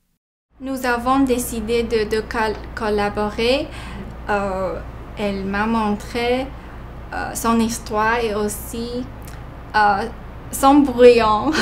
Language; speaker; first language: French; non-native, fluent; Chinese